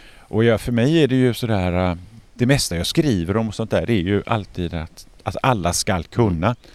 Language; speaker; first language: Swedish; native; Swedish